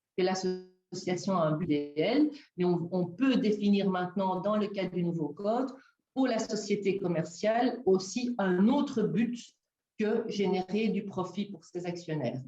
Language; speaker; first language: French; native; French